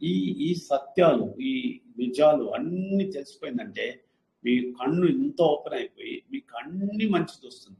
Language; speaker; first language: Telugu; non-native, learner; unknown